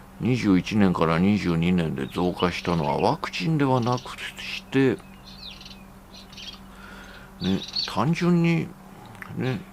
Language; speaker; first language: Japanese; native; Japanese